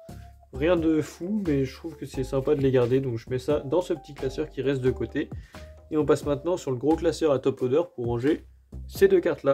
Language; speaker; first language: French; native; French